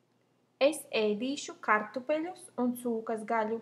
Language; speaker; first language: Latvian; native; Latvian